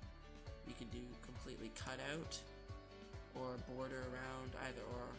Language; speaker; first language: English; native; English